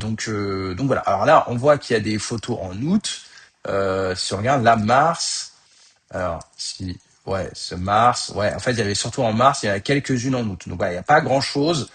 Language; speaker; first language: French; native; French